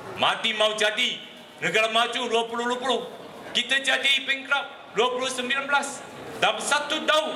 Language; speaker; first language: Malay; non-native, local second language; Chinese